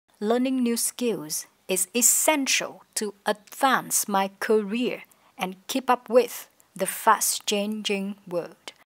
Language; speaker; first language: English; non-native, fluent; Vietnamese